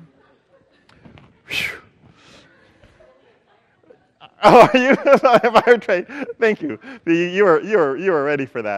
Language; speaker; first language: English; non-native, local second language; Filipino